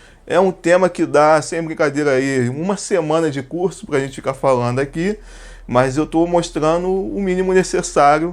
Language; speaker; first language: Portuguese; native; Portuguese